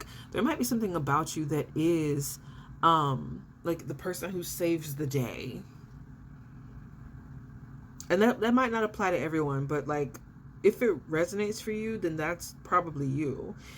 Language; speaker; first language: English; native; English